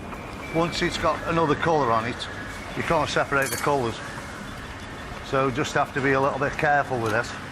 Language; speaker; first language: English; native; English